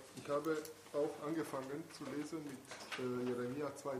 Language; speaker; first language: German; non-native, fluent; Italian